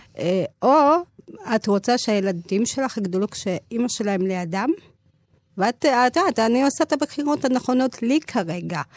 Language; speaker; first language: Hebrew; early bilingual, other home language; Amharic